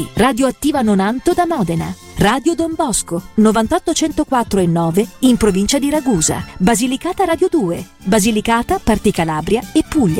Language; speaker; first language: Italian; native; Italian